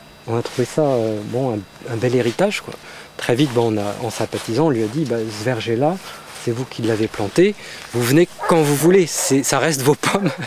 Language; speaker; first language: French; native; French